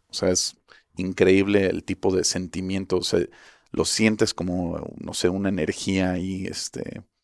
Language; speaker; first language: Spanish; early bilingual, heritage; Spanish